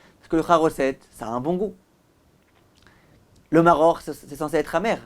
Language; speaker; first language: French; native; French